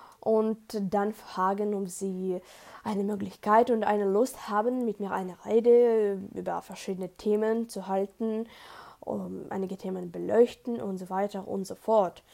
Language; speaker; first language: German; non-native, learner; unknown